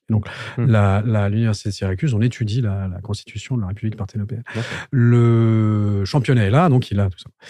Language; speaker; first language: French; native; French